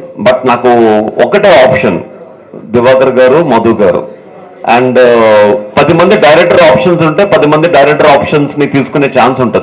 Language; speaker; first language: Telugu; native; Telugu